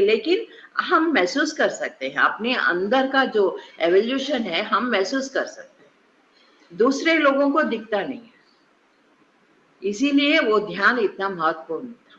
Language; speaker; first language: Hindi; non-native, local second language; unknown